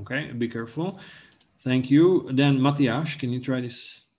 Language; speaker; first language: English; non-native, local second language; Czech